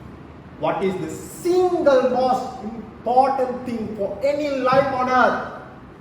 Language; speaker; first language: English; non-native, local second language; Sinhala